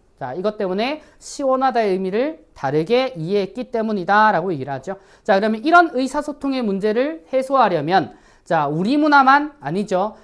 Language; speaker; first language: Korean; native; Korean